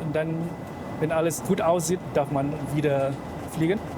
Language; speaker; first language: German; non-native, fluent; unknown